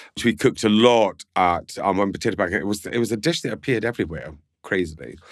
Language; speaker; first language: English; native; English